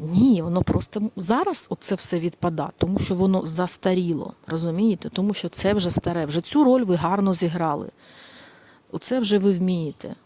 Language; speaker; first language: Ukrainian; non-native, local second language; Russian